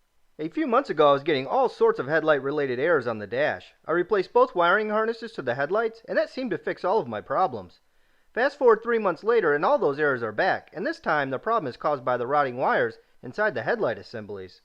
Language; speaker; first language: English; native; English